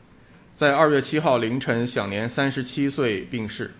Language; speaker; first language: Chinese; non-native, local second language; Cantonese